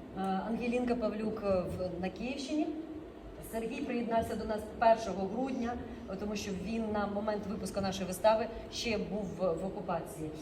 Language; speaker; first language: Ukrainian; non-native, local second language; Russian